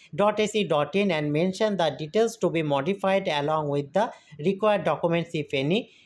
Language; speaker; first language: English; non-native, local second language; Bangla